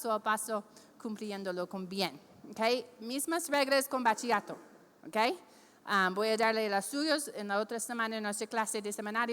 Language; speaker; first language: Spanish; non-native, fluent; English